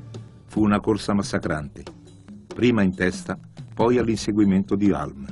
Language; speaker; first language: Italian; native; Italian